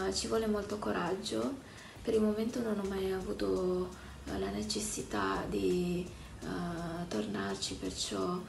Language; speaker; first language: Italian; early bilingual, other home language; Filipino